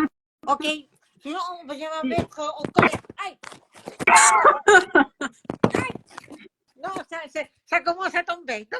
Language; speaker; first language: French; non-native, fluent; Spanish